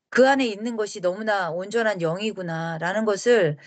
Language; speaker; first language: Korean; native; Korean